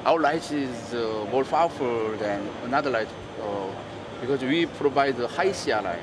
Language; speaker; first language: English; non-native, learner; Korean